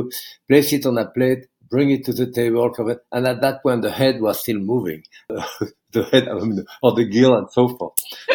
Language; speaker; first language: English; non-native, fluent; French